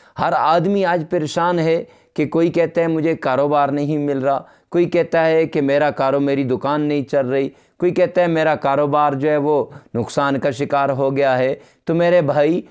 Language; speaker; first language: Urdu; native; Urdu